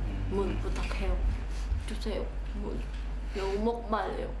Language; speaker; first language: Korean; non-native, learner; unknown